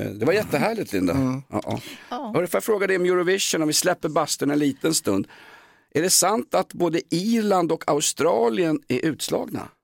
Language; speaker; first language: Swedish; native; Swedish